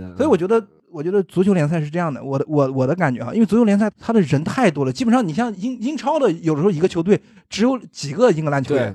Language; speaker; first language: Chinese; native; Chinese